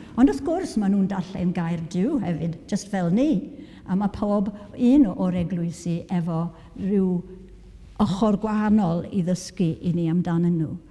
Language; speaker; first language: Welsh; native; Welsh